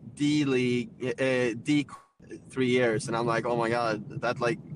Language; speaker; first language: English; non-native, fluent; Swedish